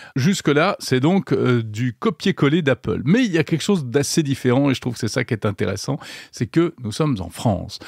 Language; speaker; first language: French; native; French